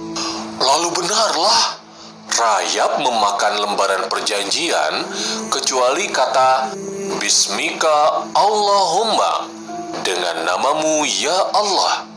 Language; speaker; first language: Indonesian; native; Indonesian